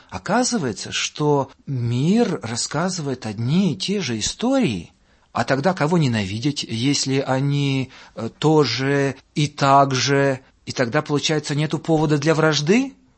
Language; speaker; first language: Russian; non-native, fluent; Latvian